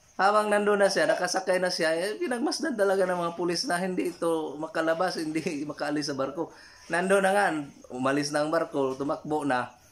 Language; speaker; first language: Filipino; non-native, local second language; Cebuano